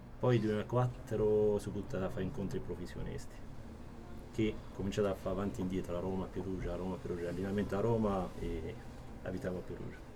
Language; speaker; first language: Italian; non-native, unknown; Arabic